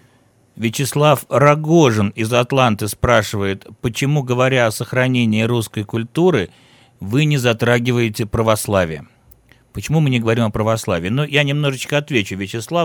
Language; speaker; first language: Russian; native; Russian